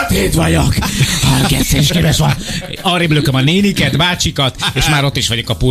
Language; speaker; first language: Hungarian; native; Hungarian